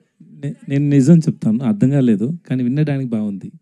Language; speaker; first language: Telugu; non-native, learner; Tamil